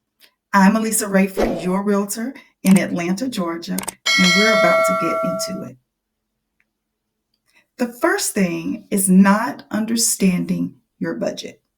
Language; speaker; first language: English; native; English